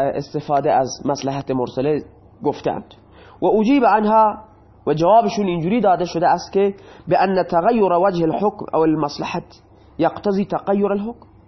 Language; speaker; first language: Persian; non-native, local second language; Baluchi